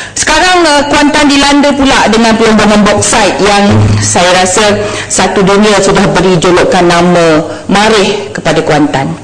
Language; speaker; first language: Malay; native; Malay